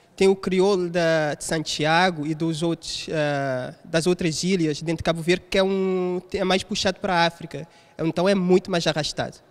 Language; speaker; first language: Portuguese; non-native, local second language; Kabuverdianu